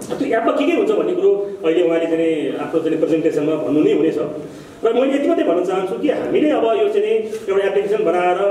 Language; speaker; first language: Nepali; non-native, local second language; Sherpa